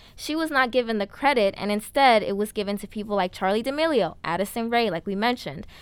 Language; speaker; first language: English; native; English